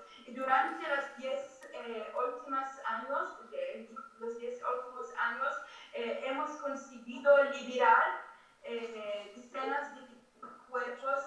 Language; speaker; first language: Spanish; non-native, fluent; Arabic